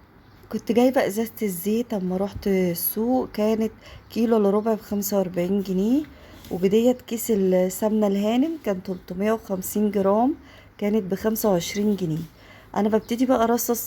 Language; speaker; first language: Arabic; native; Arabic